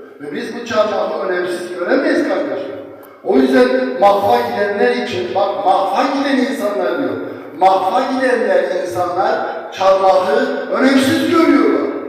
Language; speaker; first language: Turkish; non-native, fluent; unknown